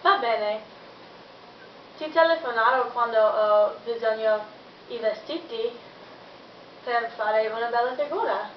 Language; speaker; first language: Italian; non-native, learner; English